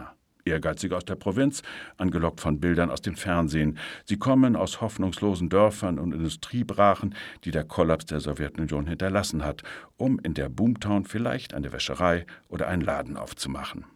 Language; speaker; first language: German; native; German